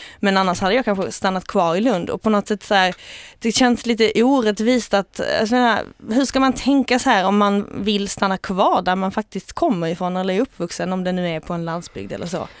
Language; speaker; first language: Swedish; native; Swedish